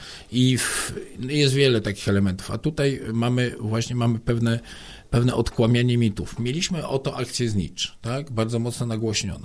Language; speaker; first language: Polish; native; Polish